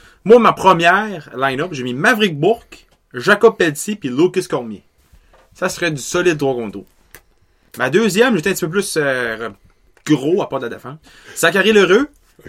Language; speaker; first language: French; native; French